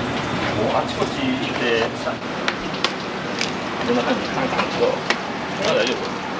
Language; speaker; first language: Japanese; native; Japanese